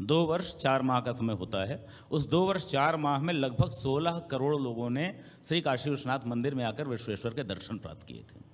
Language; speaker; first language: Hindi; native; Hindi